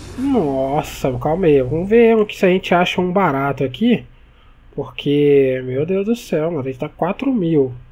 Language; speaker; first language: Portuguese; native; Portuguese